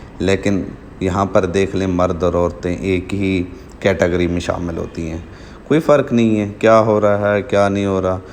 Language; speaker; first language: Urdu; non-native, local second language; Saraiki